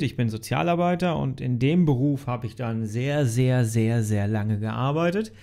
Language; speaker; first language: German; native; German